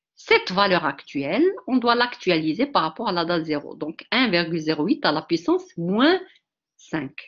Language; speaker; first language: French; non-native, local second language; Arabic